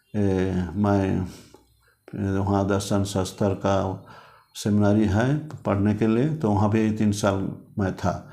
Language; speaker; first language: Hindi; non-native, local second language; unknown